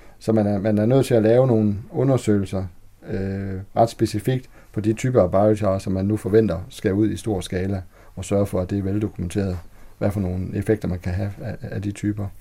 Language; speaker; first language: Danish; native; Danish